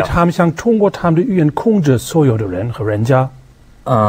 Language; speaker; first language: Chinese; non-native, fluent; German